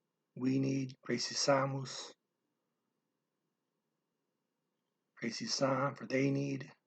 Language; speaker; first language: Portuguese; non-native, learner; English